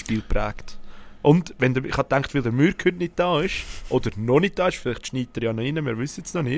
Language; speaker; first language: German; native; German